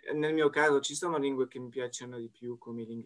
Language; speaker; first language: Italian; non-native, fluent; French